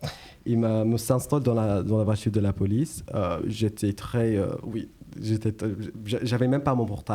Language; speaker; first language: French; non-native, learner; English